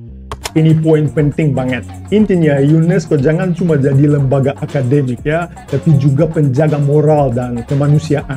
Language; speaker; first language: Indonesian; non-native, fluent; Russian